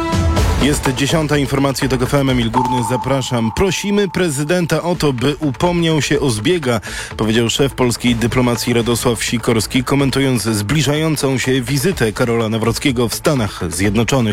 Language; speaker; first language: Polish; native; Polish